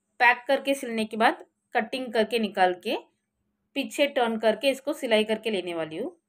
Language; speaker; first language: Hindi; non-native, local second language; Marathi